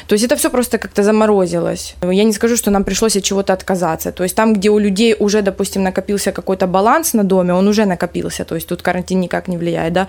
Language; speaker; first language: Russian; native; Russian